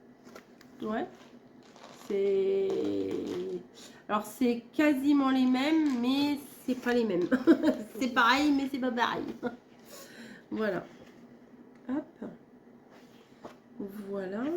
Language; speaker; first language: French; native; French